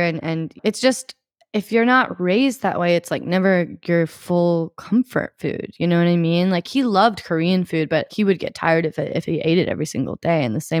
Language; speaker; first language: English; native; English